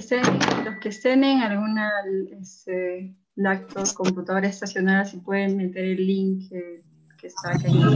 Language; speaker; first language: Spanish; native; Spanish